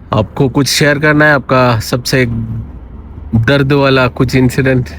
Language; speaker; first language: Hindi; non-native, local second language; Malayalam